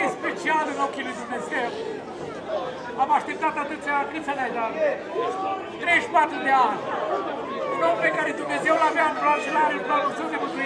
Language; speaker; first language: Romanian; native; Romanian